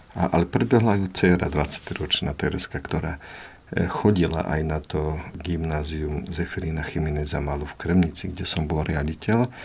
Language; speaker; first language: Slovak; native; Slovak